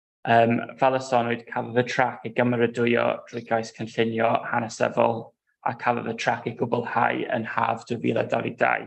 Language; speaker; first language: Welsh; non-native, local second language; English